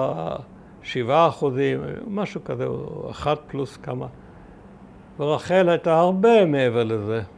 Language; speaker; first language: Hebrew; early bilingual, other home language; German